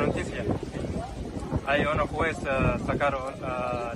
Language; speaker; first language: Spanish; non-native, learner; Arabic